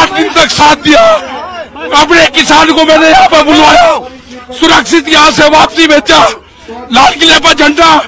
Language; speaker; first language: Hindi; native; Hindi